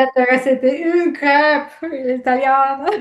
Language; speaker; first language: French; non-native, learner; Russian